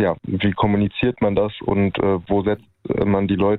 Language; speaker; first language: German; native; German